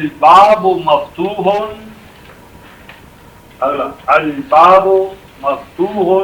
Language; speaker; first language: Arabic; non-native, fluent; Urdu